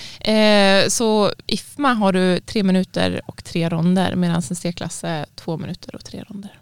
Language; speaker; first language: Swedish; native; Swedish